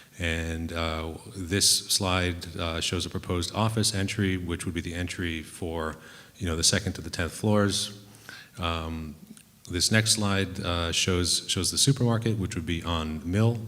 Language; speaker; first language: English; native; English